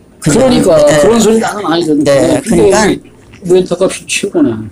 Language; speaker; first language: Korean; native; Korean